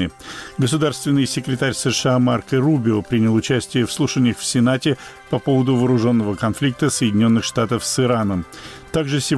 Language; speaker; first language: Russian; native; Russian